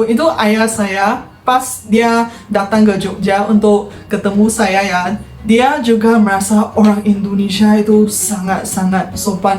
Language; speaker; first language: Indonesian; non-native, fluent; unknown